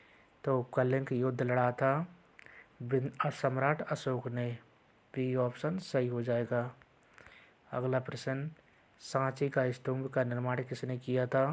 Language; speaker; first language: Hindi; native; Hindi